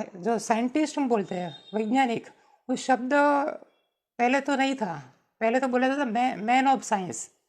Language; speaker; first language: Hindi; non-native, local second language; Gujarati